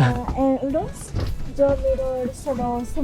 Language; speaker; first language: Spanish; non-native, learner; Japanese